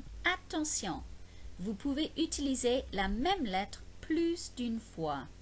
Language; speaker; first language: French; non-native, fluent; English